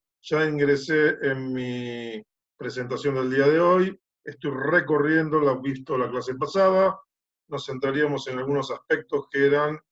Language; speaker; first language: Spanish; native; Spanish